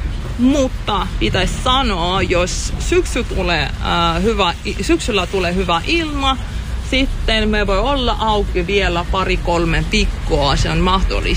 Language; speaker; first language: Finnish; non-native, fluent; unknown